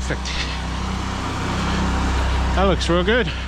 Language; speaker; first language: English; native; English